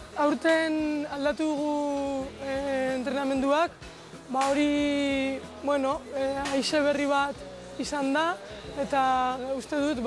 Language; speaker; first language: Basque; non-native, local second language; Spanish